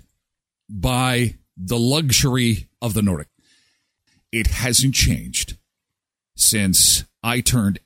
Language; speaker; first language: English; native; English